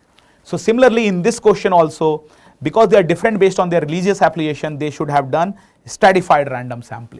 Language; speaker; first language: English; non-native, local second language; Hindi